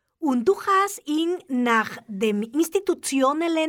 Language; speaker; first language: German; non-native, fluent; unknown